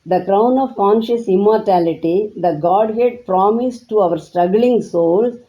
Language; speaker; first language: English; non-native, local second language; Tamil